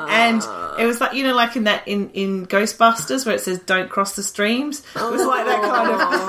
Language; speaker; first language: English; native; English